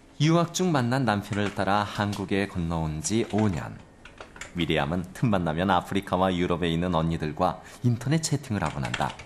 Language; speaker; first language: Korean; native; Korean